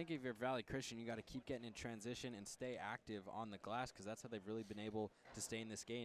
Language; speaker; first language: English; native; English